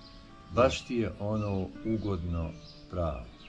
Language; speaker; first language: Croatian; native; Croatian